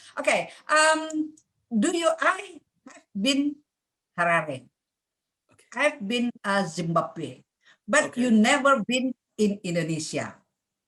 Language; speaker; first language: English; non-native, learner; Indonesian